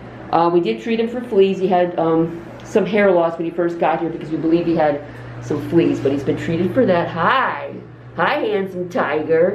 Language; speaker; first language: English; native; English